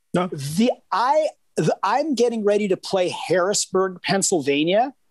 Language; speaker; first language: English; native; English